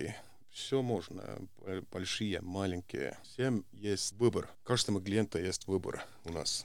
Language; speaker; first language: Russian; non-native, local second language; Estonian